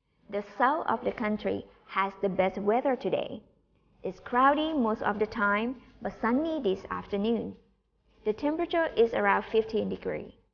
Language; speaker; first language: English; non-native, fluent; Thai